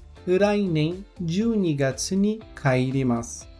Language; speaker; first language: Japanese; non-native, learner; Portuguese